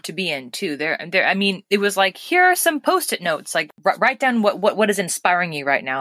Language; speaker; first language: English; native; English